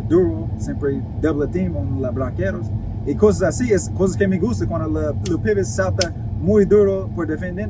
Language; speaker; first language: Spanish; non-native, learner; English